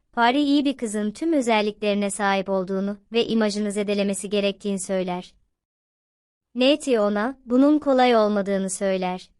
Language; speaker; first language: Turkish; native; Turkish